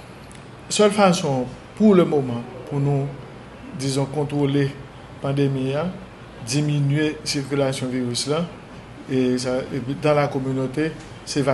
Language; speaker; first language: French; non-native, local second language; Haitian Creole